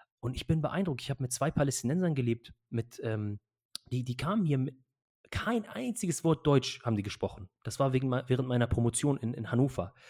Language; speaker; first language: German; early bilingual, other home language; Arabic